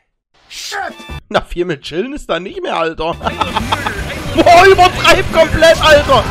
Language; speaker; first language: German; native; German